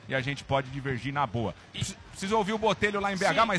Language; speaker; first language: Portuguese; native; Portuguese